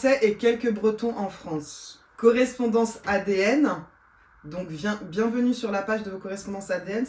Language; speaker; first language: French; native; French